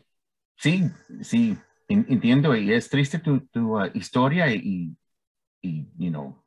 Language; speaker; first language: Spanish; early bilingual, heritage; Spanish